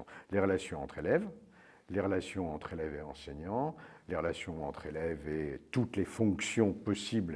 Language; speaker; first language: French; native; French